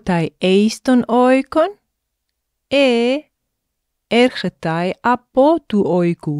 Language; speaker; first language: Greek; non-native, learner; English